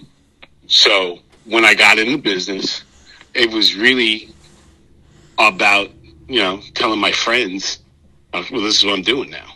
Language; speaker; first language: English; native; English